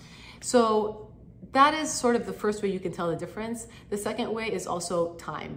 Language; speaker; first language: English; native; English